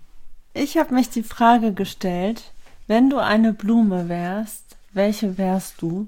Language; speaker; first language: German; native; German